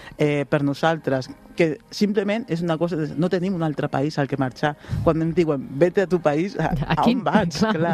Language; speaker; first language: Catalan; non-native, local second language; Spanish